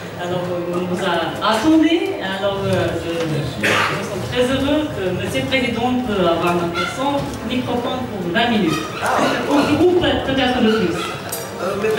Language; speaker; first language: French; non-native, fluent; Serbian